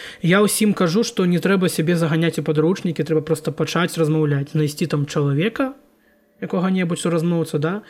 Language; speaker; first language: Belarusian; non-native, local second language; Russian